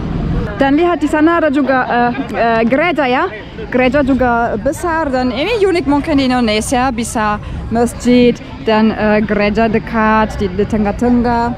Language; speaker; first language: Indonesian; non-native, fluent; German